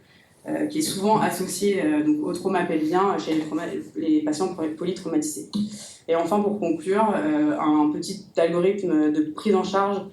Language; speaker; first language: French; native; French